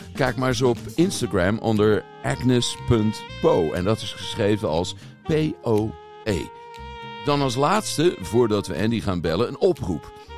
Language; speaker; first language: Dutch; native; Dutch